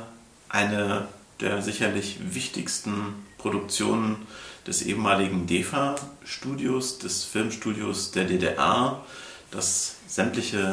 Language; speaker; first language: German; native; German